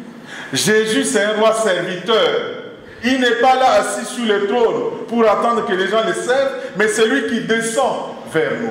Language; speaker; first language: French; non-native, local second language; Lingala